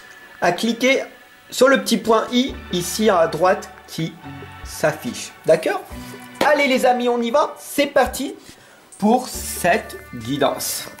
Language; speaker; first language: French; native; French